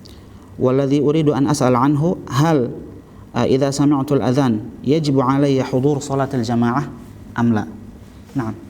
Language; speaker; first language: Arabic; non-native, fluent; Indonesian